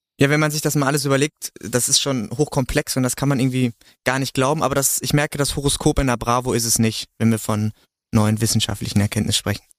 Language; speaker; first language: German; native; German